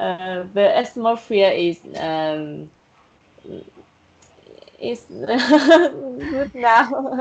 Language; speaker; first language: English; non-native, learner; Vietnamese